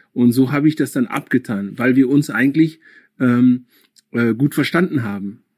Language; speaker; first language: German; early bilingual, other home language; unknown